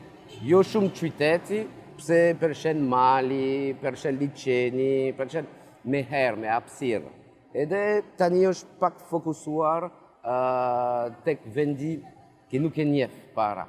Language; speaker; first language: Albanian; non-native, learner; French